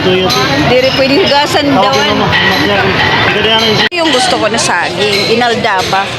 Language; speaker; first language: Filipino; non-native, local second language; Waray